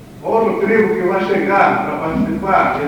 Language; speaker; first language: Portuguese; non-native, local second language; Kayapó